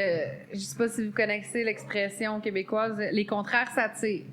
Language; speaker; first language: French; native; French